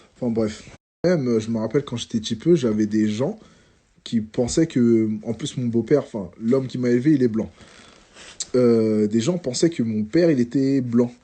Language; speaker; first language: French; native; French